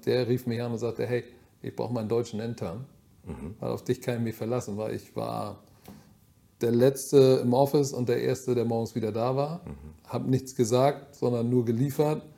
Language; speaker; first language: German; native; German